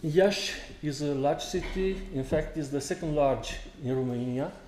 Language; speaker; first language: English; non-native, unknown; Romanian